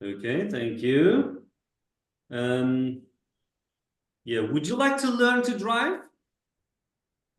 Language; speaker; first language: English; non-native, fluent; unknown